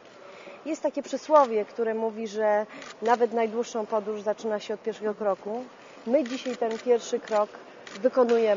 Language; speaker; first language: Polish; native; Polish